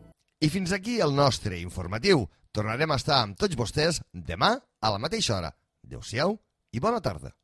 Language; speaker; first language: Catalan; native; Catalan